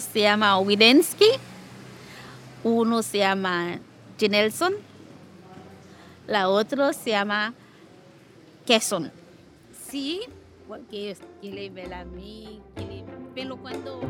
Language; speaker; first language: Spanish; non-native, learner; Haitian Creole